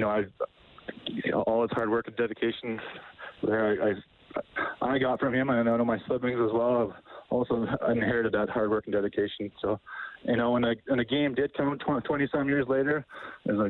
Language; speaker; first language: English; native; English